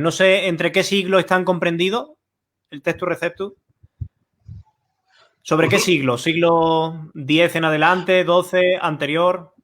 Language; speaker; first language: Spanish; native; Spanish